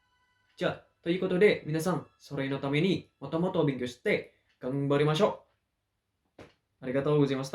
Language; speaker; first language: Japanese; non-native, learner; Indonesian